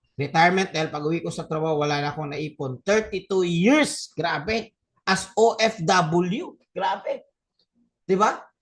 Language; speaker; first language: Filipino; non-native, local second language; Cebuano